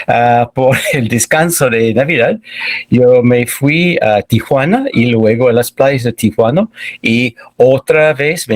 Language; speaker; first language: Spanish; non-native, fluent; English